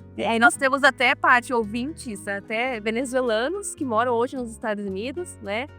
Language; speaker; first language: Portuguese; native; Portuguese